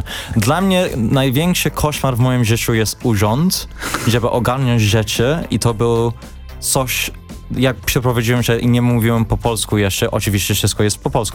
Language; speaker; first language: Polish; non-native, learner; English